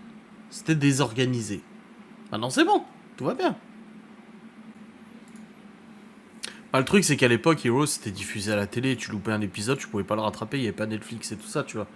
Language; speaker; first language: French; native; French